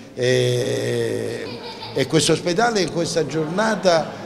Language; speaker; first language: Italian; native; Italian